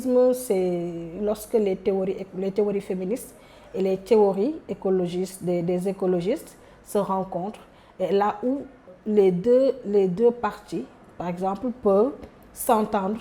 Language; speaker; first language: French; non-native, local second language; Wolof